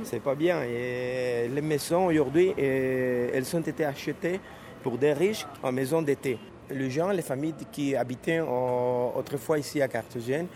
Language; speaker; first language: French; non-native, fluent; Spanish